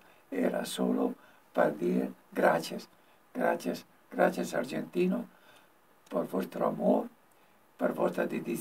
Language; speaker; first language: Spanish; non-native, learner; Italian